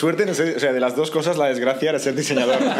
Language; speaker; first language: Spanish; native; Spanish